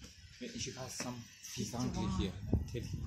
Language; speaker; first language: English; non-native, learner; Greek